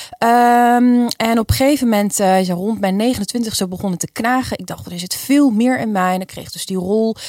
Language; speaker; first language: Dutch; native; Dutch